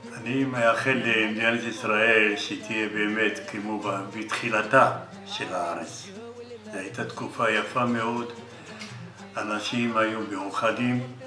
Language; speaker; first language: Hebrew; non-native, fluent; Arabic